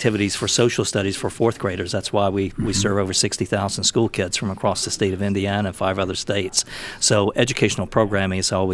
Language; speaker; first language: English; native; English